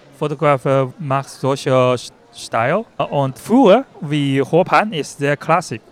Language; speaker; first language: German; non-native, learner; Chinese